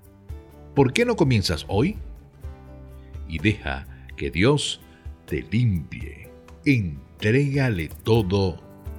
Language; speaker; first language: Spanish; native; Spanish